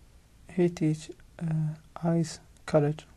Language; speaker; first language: English; non-native, learner; Arabic